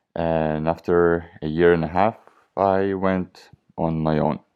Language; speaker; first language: English; non-native, fluent; Russian